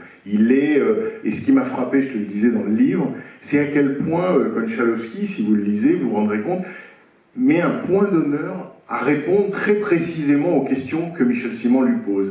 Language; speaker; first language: French; native; French